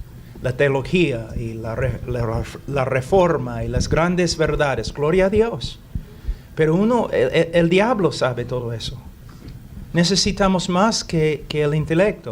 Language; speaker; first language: Spanish; non-native, fluent; English